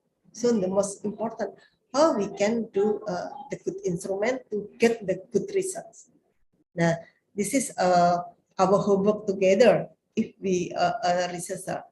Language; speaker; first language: English; non-native, learner; Indonesian